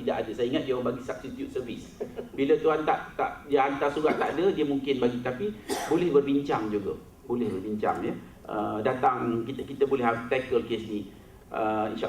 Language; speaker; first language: Malay; native; Malay